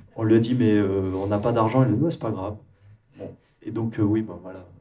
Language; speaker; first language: French; native; French